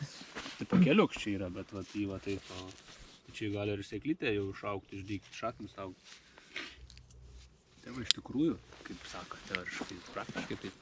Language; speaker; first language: Lithuanian; native; Lithuanian